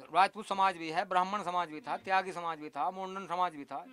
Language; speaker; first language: Hindi; native; Hindi